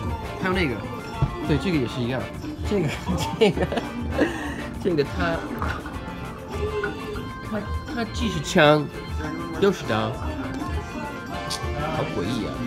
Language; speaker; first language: Chinese; non-native, fluent; English